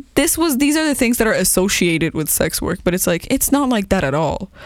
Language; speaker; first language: English; non-native, fluent; Persian